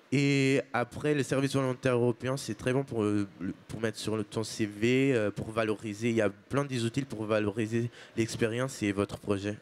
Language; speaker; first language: French; non-native, fluent; Portuguese